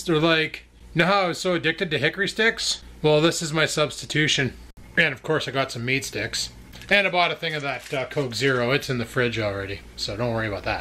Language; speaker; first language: English; native; English